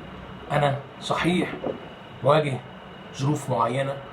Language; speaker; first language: Arabic; native; Arabic